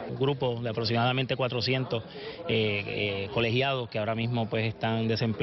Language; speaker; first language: Spanish; native; Spanish